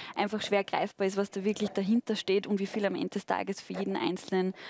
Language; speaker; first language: German; native; German